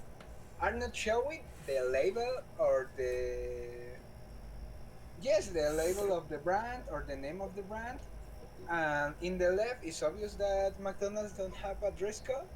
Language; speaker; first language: English; non-native, learner; Spanish